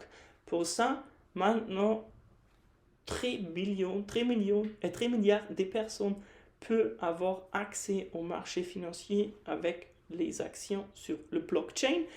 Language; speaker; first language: French; non-native, fluent; German